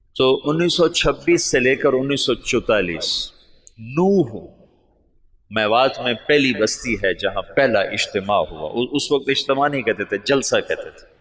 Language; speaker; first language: Urdu; non-native, local second language; Punjabi